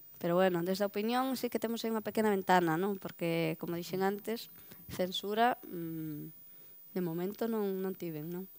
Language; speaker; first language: Galician; native; Galician